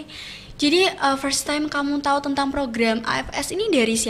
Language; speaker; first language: Indonesian; native; Indonesian